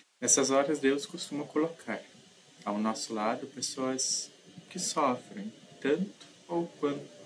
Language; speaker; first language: Portuguese; native; Portuguese